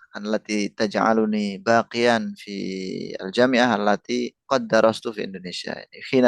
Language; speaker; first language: Arabic; non-native, fluent; Indonesian